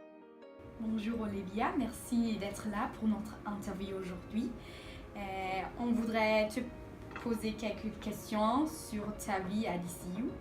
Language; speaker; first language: French; non-native, learner; English